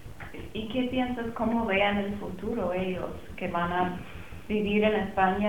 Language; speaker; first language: Spanish; non-native, fluent; English